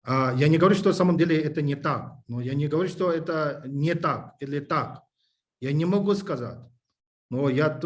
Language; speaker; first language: Russian; non-native, learner; English